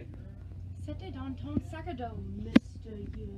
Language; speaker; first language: French; non-native, learner; English